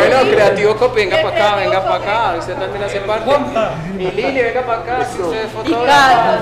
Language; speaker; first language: Spanish; native; Spanish